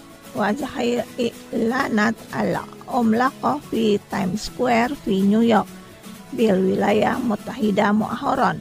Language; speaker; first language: Arabic; non-native, fluent; Indonesian